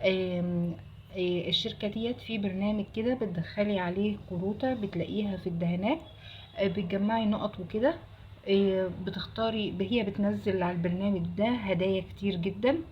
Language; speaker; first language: Arabic; native; Arabic